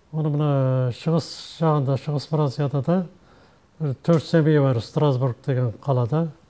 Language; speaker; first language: Kazakh; early bilingual, heritage; Kazakh